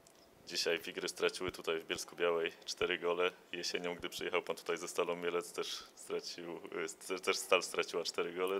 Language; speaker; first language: Polish; native; Polish